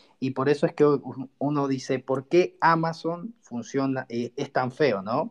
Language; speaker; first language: Spanish; native; Spanish